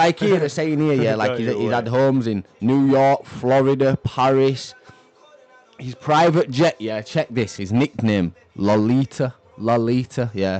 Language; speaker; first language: English; native; English